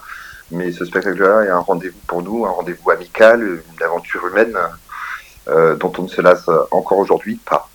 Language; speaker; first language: French; native; French